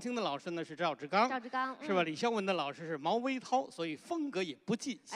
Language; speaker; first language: Chinese; native; Chinese